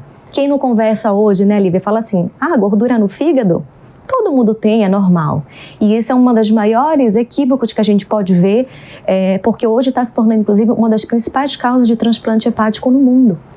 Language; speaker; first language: Portuguese; native; Portuguese